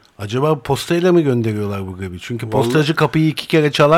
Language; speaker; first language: Turkish; native; Turkish